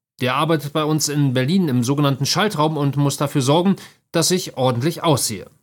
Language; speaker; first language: German; native; German